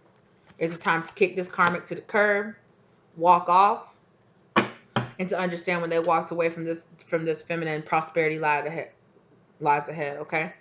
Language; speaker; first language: English; native; English